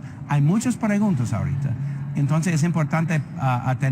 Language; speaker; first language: Spanish; non-native, fluent; English